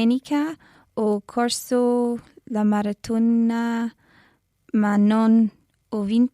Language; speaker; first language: Italian; non-native, learner; English